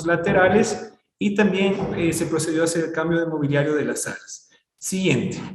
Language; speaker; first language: Spanish; native; Spanish